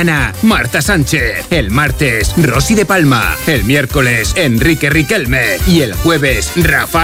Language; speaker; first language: Spanish; native; Spanish